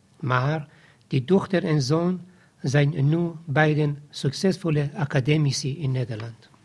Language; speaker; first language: Dutch; non-native, fluent; Persian